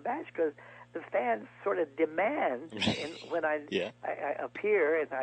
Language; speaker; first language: English; native; English